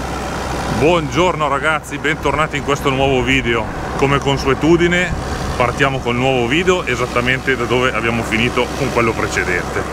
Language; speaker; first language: Italian; native; Italian